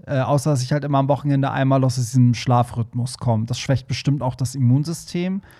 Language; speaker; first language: German; native; German